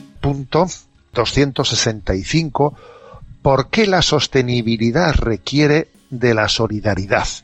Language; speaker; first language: Spanish; native; Spanish